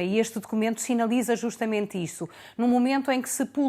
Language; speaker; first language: Portuguese; native; Portuguese